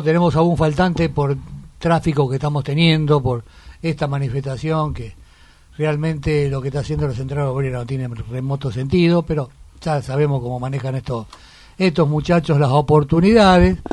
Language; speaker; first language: Spanish; native; Spanish